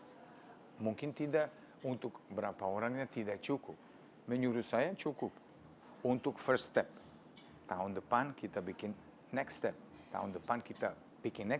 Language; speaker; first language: Indonesian; non-native, fluent; Serbian